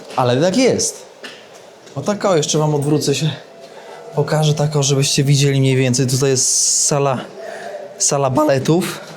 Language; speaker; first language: Polish; native; Polish